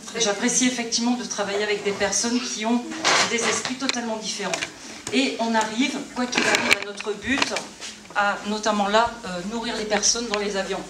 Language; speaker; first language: French; native; French